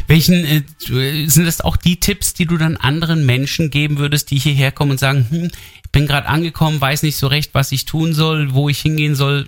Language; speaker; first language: German; native; German